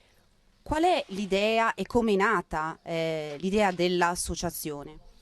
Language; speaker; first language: Italian; native; Italian